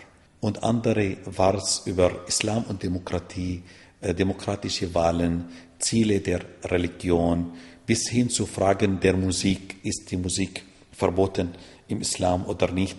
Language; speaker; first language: German; non-native, fluent; Arabic